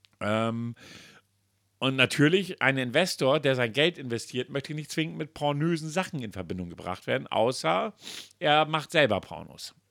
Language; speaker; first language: German; native; German